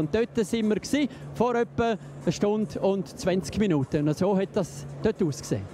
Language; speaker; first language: German; native; German